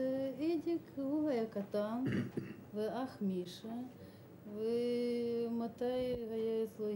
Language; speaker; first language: Hebrew; non-native, learner; Russian